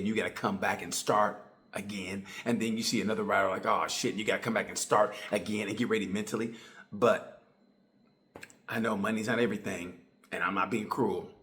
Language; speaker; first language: English; native; English